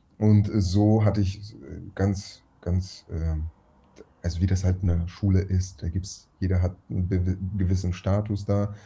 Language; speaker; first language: German; early bilingual, other home language; Russian